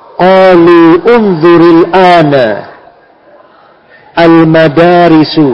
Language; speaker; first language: Arabic; non-native, fluent; Indonesian